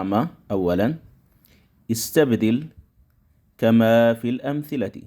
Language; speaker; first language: Arabic; non-native, fluent; Indonesian